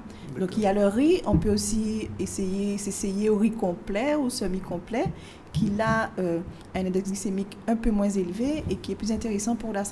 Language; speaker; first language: French; native; French